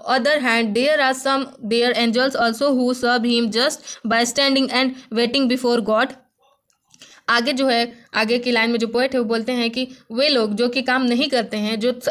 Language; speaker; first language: Hindi; native; Hindi